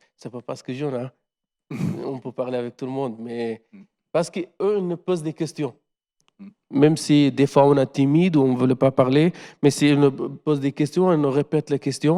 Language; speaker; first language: French; non-native, learner; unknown